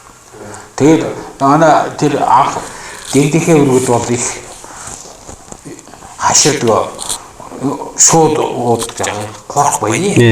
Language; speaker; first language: Mongolian; non-native, local second language; Kazakh